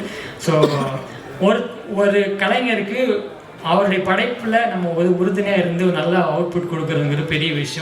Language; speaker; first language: Tamil; native; Tamil